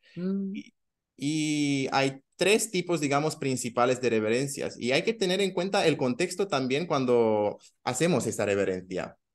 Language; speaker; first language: Spanish; non-native, fluent; Romanian